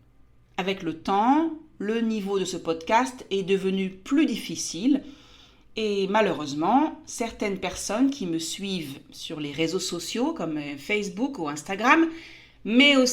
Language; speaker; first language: French; native; French